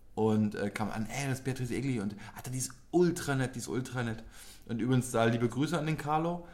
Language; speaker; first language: German; early bilingual, other home language; Polish